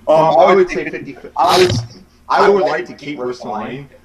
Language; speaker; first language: English; native; English